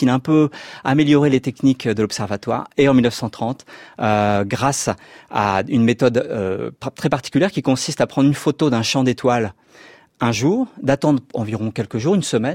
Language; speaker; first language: French; native; French